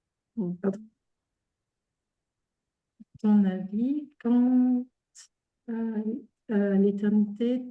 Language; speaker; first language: French; native; French